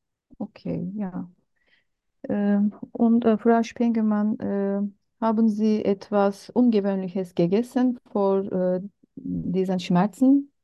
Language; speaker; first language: German; non-native, learner; Turkish